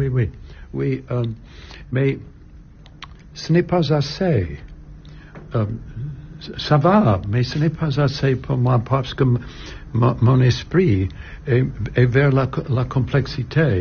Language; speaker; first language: French; non-native, learner; English